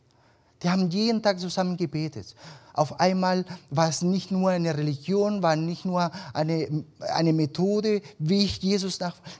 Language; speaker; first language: German; early bilingual, other home language; Spanish